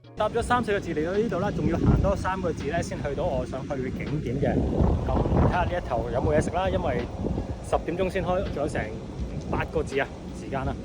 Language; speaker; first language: Cantonese; native; Cantonese